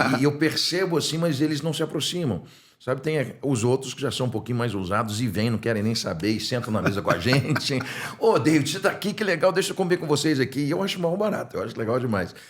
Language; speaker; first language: Portuguese; non-native, fluent; English